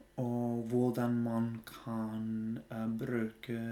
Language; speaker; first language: Norwegian; non-native, fluent; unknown